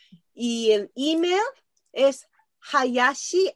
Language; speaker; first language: Spanish; non-native, learner; Japanese